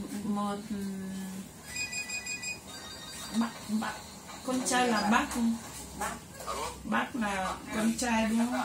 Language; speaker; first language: Vietnamese; non-native, learner; Portuguese